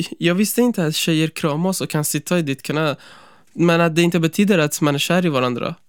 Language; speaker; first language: Swedish; non-native, fluent; Persian